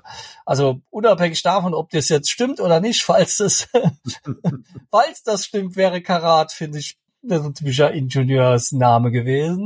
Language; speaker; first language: German; native; German